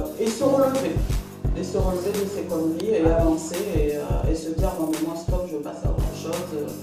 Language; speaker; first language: French; early bilingual, other home language; Arabic